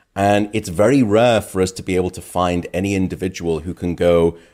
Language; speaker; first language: English; native; English